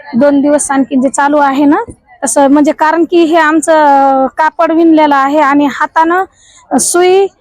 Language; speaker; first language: Marathi; non-native, local second language; Lambadi